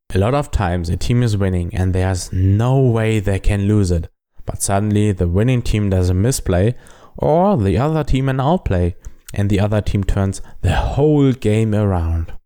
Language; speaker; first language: English; non-native, fluent; German